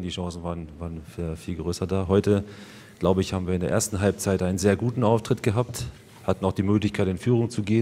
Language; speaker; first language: German; native; German